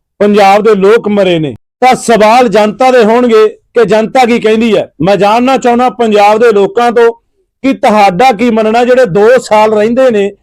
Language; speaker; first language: Punjabi; native; Punjabi